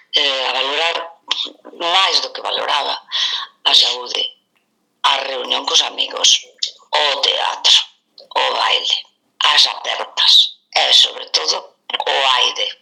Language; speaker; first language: Galician; non-native, local second language; Spanish